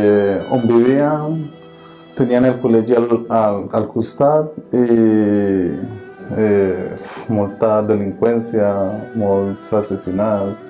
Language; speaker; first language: Catalan; early bilingual, other home language; Spanish